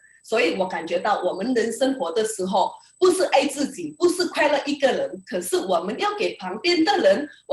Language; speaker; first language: Chinese; early bilingual, heritage; Indonesian